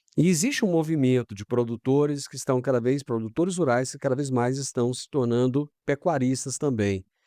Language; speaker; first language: Portuguese; native; Portuguese